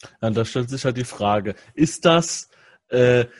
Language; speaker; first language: German; native; German